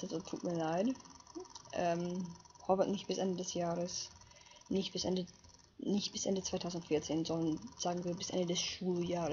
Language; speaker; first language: German; non-native, fluent; English